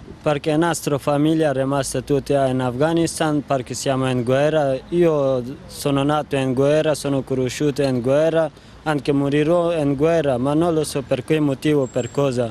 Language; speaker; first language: Italian; non-native, learner; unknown